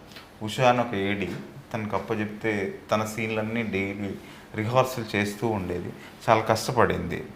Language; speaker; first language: Telugu; native; Telugu